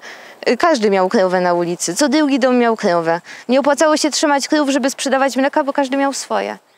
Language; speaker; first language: Polish; native; Polish